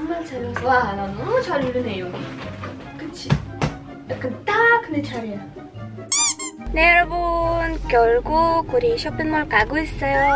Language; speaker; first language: Korean; non-native, learner; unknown